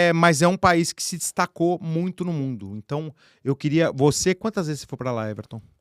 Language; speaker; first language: Portuguese; native; Portuguese